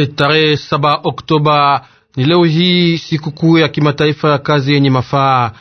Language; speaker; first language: Swahili; native; Swahili